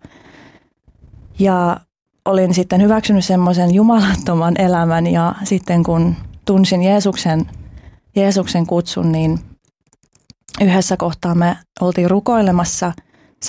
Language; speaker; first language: Finnish; early bilingual, other home language; Albanian